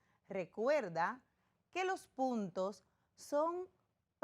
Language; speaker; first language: Spanish; native; Spanish